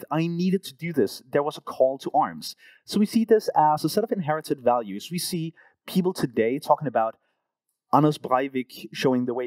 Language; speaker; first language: English; non-native, fluent; Danish